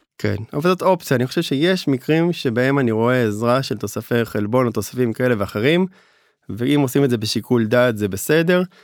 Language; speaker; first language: Hebrew; native; Hebrew